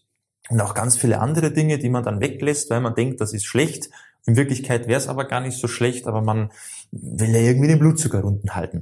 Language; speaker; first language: German; native; German